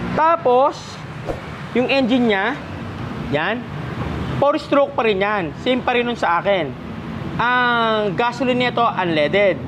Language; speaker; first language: Filipino; non-native, local second language; Pampanga